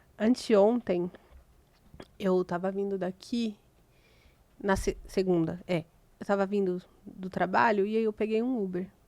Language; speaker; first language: Portuguese; native; Portuguese